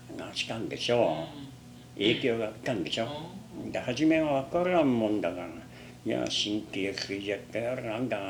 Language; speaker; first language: Japanese; native; Japanese